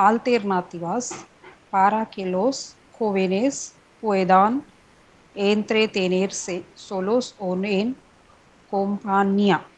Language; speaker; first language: Spanish; non-native, learner; Hindi